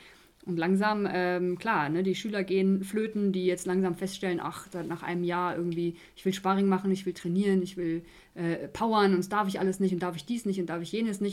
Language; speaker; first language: German; native; German